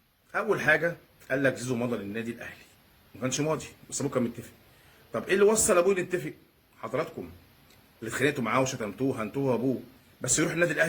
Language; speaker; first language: Arabic; native; Arabic